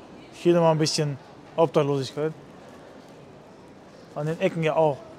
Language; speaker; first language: German; native; German